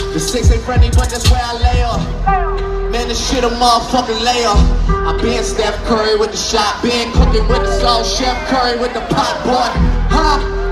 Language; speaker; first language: English; native; English